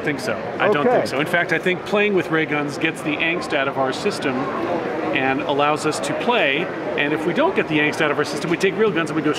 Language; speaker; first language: English; native; English